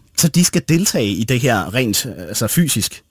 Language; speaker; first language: Danish; native; Danish